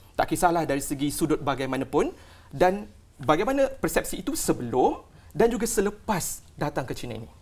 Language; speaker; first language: Malay; native; Malay